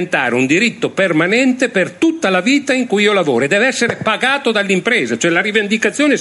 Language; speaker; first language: Italian; native; Italian